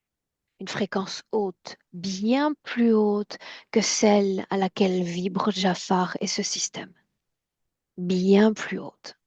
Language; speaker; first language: French; native; French